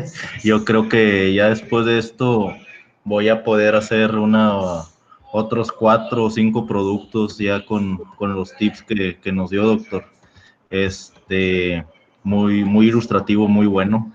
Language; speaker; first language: Spanish; native; Spanish